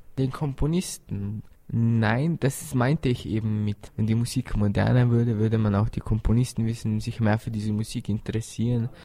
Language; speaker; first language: German; early bilingual, other home language; Bosnian